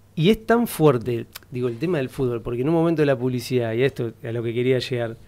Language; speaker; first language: Spanish; native; Spanish